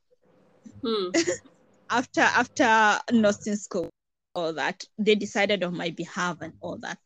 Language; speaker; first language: English; non-native, local second language; Hausa